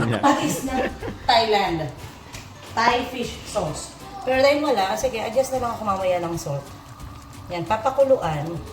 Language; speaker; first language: Filipino; non-native, local second language; Bikol